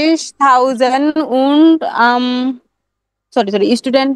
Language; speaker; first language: German; non-native, learner; Bangla